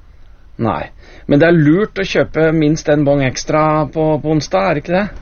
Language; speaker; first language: Norwegian; native; Norwegian